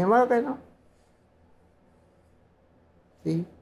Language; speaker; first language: Spanish; non-native, local second language; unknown